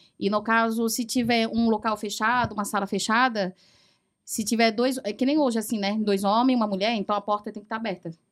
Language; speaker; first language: Portuguese; early bilingual, other home language; Chinese